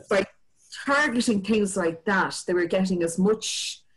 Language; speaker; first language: English; native; English